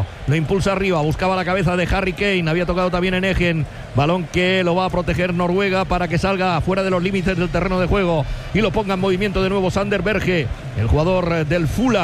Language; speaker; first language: Spanish; native; Spanish